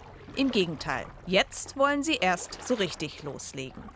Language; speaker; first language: German; native; German